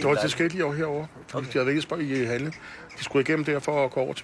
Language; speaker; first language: Danish; native; Danish